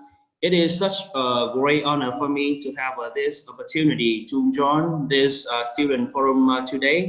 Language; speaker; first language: English; non-native, fluent; Vietnamese